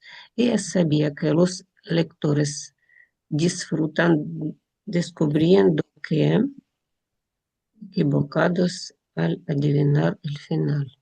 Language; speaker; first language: Spanish; non-native, learner; Russian